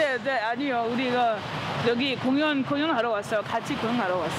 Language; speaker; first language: Korean; non-native, fluent; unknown